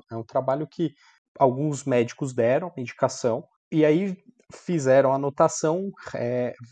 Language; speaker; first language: Portuguese; native; Portuguese